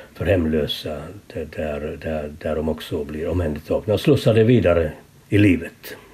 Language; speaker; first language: Swedish; native; Swedish